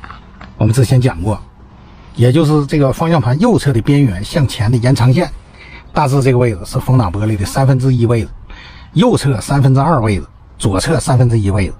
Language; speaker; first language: Chinese; native; Chinese